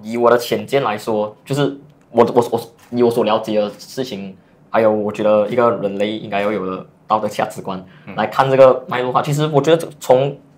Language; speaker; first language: Chinese; native; Chinese